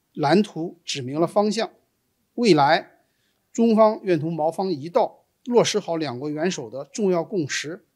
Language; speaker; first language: Chinese; native; Chinese